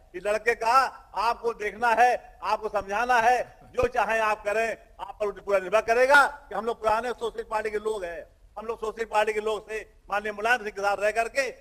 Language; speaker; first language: Hindi; native; Hindi